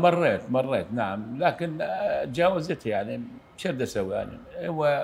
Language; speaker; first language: Arabic; native; Arabic